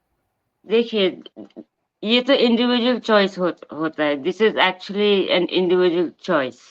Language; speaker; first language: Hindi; non-native, local second language; Bangla